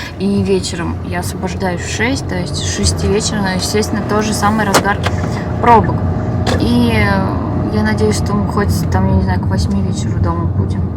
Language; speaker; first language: Russian; native; Russian